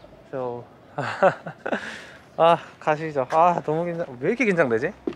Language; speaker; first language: Korean; native; Korean